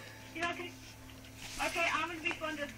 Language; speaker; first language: English; native; English